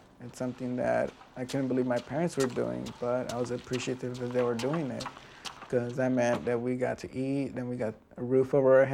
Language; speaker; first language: English; early bilingual, other home language; Spanish